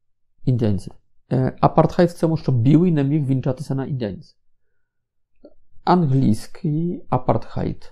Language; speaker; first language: Ukrainian; non-native, fluent; Polish